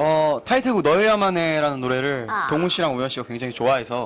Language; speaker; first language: Korean; native; Korean